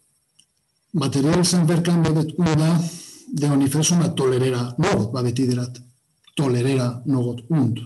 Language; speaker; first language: Swedish; non-native, fluent; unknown